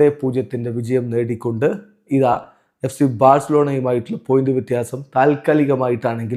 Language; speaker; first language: Malayalam; native; Malayalam